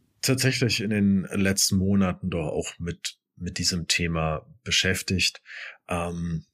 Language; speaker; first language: German; native; German